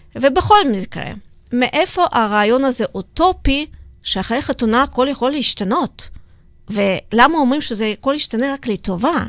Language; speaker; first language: Hebrew; non-native, fluent; Russian